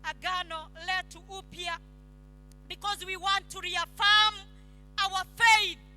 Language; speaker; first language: English; non-native, local second language; Swahili